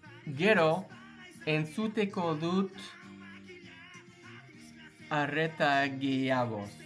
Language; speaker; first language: Basque; non-native, learner; English